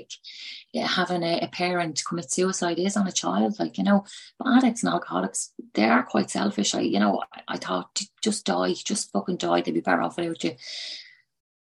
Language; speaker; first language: English; native; English